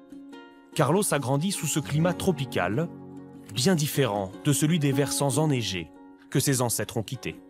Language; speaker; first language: French; native; French